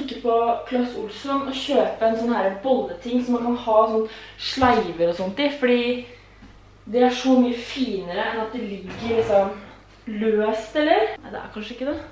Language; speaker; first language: Norwegian; native; Norwegian